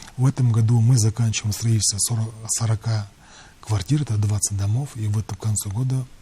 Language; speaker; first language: Russian; non-native, local second language; Kazakh